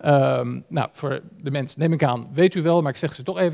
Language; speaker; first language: Dutch; native; Dutch